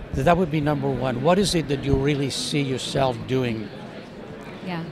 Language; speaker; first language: English; non-native, fluent; Spanish